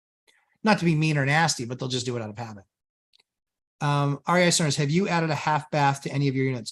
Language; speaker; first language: English; native; English